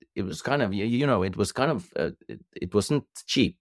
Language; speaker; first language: English; non-native, fluent; Norwegian